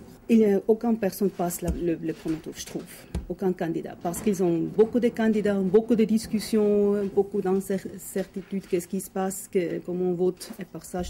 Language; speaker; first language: French; non-native, local second language; German